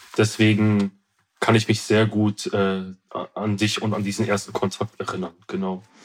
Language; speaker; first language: German; early bilingual, other home language; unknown